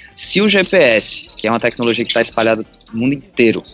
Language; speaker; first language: Portuguese; native; Portuguese